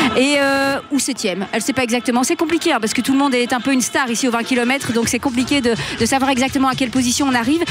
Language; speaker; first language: French; native; French